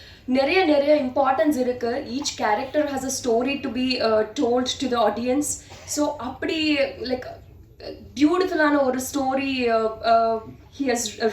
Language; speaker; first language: Tamil; non-native, learner; Telugu